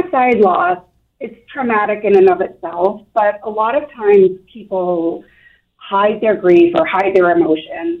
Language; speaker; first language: English; native; English